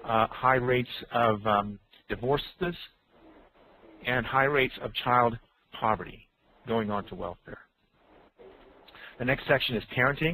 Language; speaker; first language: English; native; English